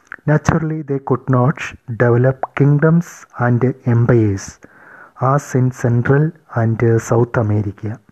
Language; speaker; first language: English; non-native, local second language; Malayalam